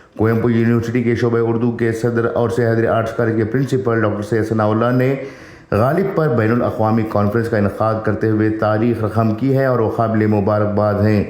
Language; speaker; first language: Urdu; native; Urdu